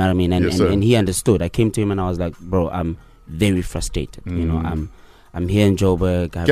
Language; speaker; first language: English; non-native, local second language; Tswana